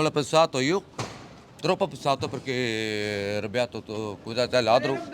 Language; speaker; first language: Italian; non-native, learner; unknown